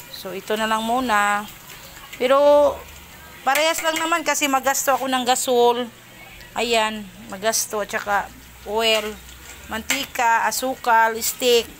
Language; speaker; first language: Filipino; non-native, local second language; Cebuano